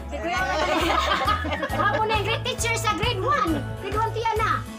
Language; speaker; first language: Cebuano; native; Cebuano